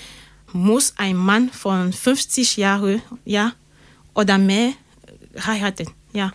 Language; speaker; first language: German; non-native, learner; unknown